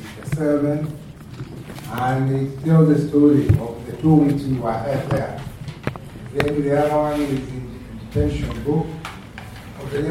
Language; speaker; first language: English; non-native, local second language; Kikuyu